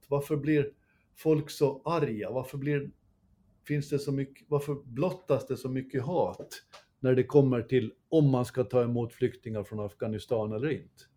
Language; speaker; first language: Swedish; native; Swedish